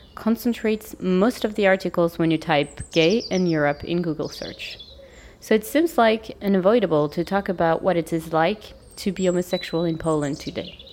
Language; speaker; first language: English; non-native, fluent; French